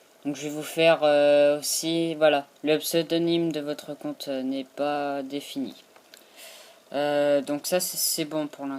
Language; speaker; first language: French; native; French